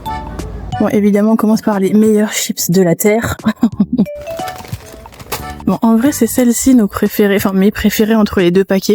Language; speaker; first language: French; native; French